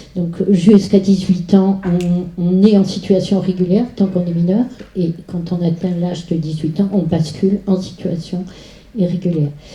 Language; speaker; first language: French; native; French